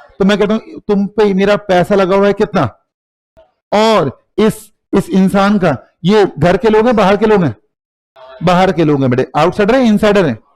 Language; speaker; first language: Hindi; native; Hindi